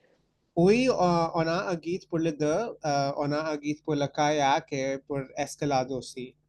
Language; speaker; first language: French; non-native, fluent; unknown